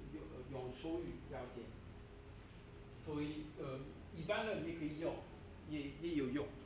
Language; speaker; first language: Chinese; non-native, learner; French